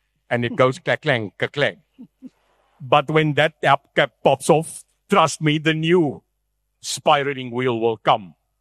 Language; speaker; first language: English; non-native, local second language; Afrikaans